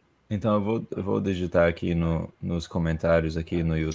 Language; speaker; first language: Portuguese; non-native, fluent; English